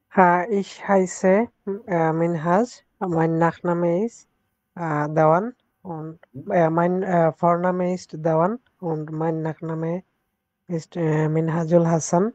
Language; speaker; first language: German; non-native, learner; Bangla